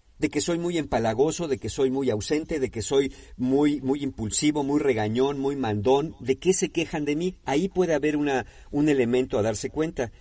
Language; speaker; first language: Spanish; native; Spanish